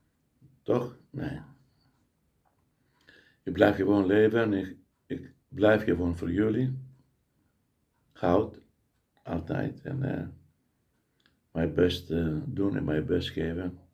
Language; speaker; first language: Dutch; non-native, learner; Greek